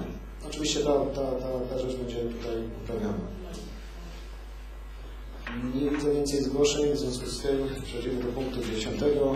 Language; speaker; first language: Polish; native; Polish